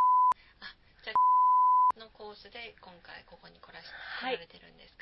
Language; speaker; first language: Japanese; native; Japanese